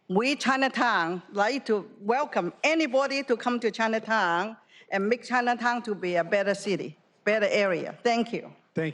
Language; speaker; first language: English; non-native, local second language; Cantonese